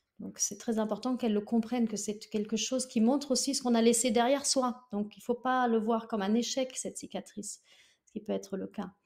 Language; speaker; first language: French; non-native, fluent; German